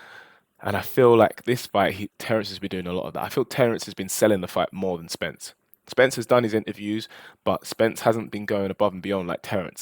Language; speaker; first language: English; native; English